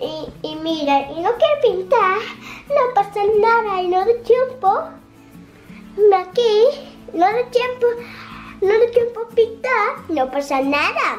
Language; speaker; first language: Spanish; early bilingual, other home language; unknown